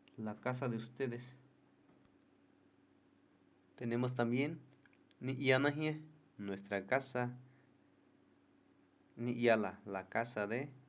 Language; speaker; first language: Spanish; non-native, local second language; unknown